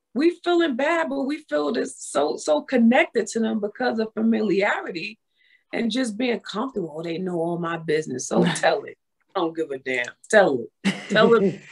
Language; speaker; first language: English; native; English